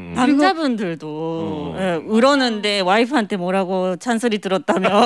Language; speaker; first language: Korean; non-native, fluent; English